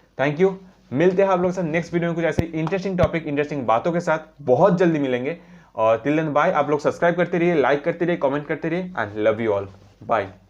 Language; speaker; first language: Hindi; non-native, local second language; Bangla